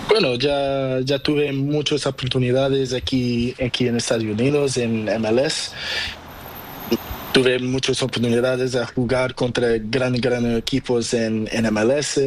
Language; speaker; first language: Spanish; non-native, learner; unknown